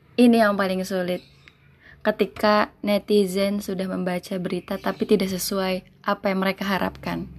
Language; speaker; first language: Indonesian; non-native, local second language; Sundanese